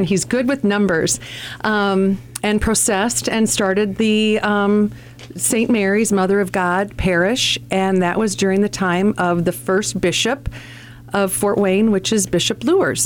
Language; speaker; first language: English; native; English